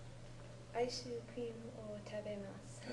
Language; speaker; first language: Japanese; non-native, learner; English